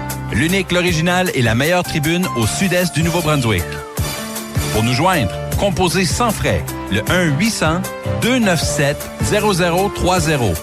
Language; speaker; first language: French; native; French